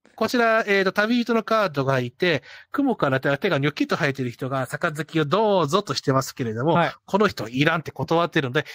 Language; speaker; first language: Japanese; non-native, fluent; English